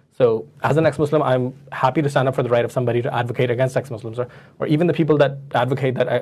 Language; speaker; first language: English; non-native, local second language; Urdu